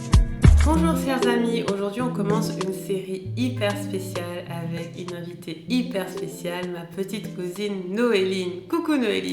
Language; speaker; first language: French; native; French